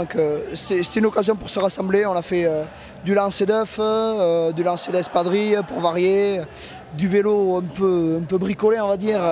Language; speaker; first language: French; native; French